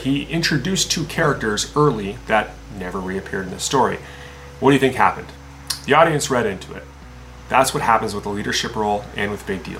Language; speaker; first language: English; native; English